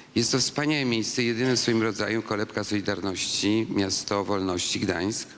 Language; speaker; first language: Polish; native; Polish